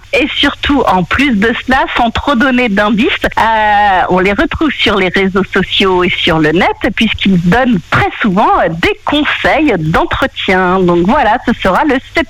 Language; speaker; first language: French; native; French